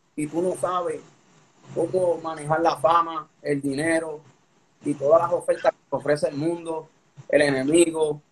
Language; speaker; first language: Spanish; native; Spanish